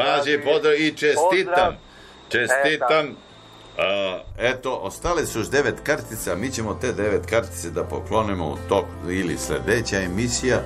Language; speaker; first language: Serbian; native; Serbian